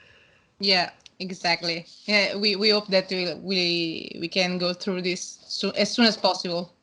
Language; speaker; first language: English; non-native, learner; Italian